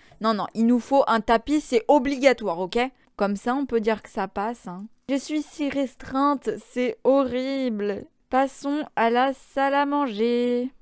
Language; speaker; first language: French; native; French